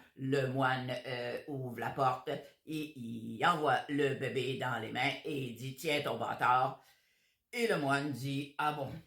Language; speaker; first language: French; native; French